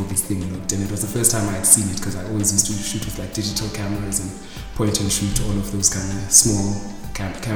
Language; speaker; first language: English; non-native, local second language; Xhosa